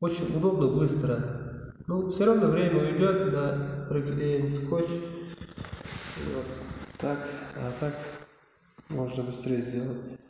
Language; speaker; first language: Russian; non-native, learner; Uzbek